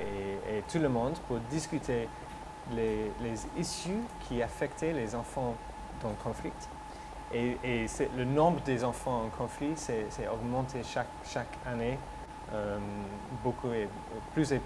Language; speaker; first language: French; non-native, fluent; English